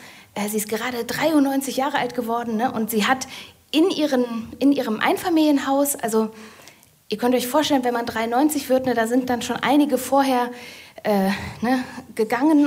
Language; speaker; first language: German; native; German